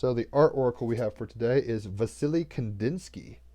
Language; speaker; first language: English; native; English